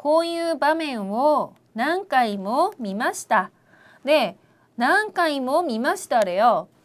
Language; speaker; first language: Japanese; non-native, fluent; Korean